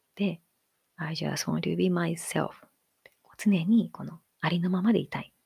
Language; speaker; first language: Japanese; native; Japanese